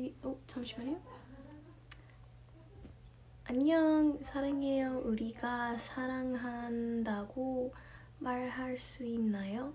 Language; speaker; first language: Korean; non-native, learner; English